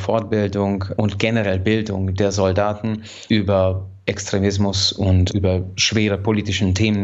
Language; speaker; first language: German; non-native, fluent; Hungarian